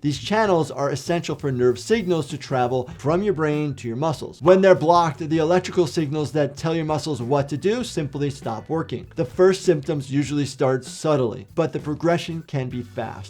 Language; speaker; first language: English; native; English